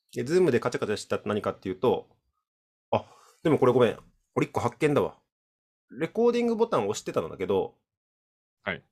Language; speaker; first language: Japanese; native; Japanese